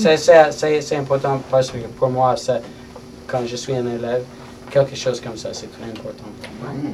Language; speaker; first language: French; non-native, learner; English